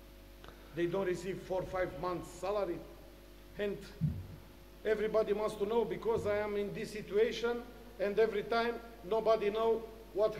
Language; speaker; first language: English; non-native, learner; Romanian